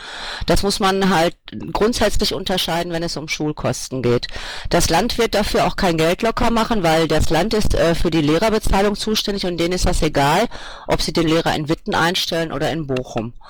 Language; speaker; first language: German; native; German